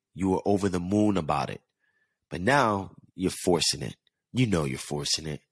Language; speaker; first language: English; native; English